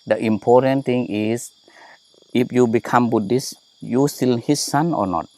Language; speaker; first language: English; non-native, learner; Thai